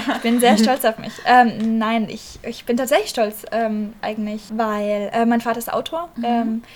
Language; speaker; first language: German; native; German